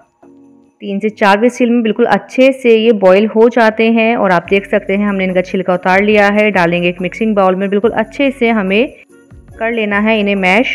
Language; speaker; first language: Hindi; native; Hindi